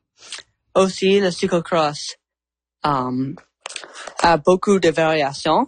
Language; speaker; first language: French; non-native, local second language; English